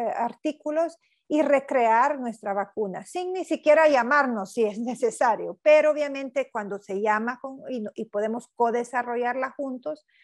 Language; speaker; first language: Spanish; native; Spanish